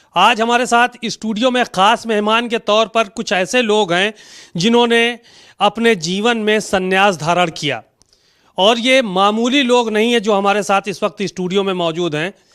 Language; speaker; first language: Hindi; native; Hindi